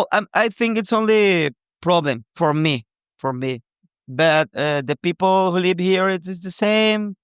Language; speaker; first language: English; non-native, local second language; Spanish